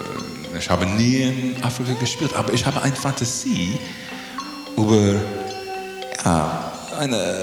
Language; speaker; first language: German; non-native, learner; English